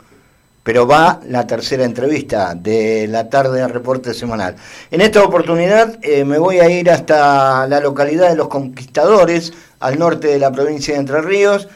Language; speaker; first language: Spanish; native; Spanish